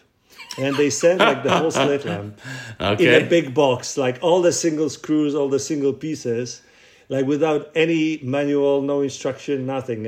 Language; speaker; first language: English; non-native, fluent; Russian